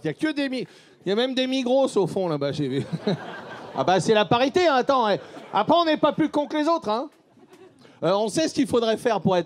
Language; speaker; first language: French; native; French